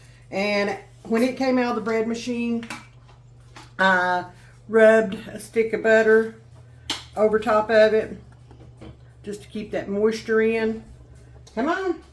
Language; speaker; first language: English; native; English